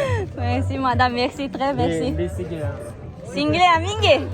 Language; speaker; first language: French; non-native, learner; Kazakh